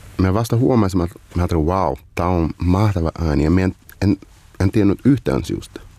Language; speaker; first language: Finnish; non-native, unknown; Portuguese